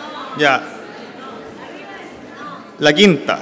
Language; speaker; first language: Spanish; native; Spanish